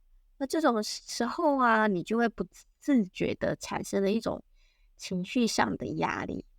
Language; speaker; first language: Chinese; native; Chinese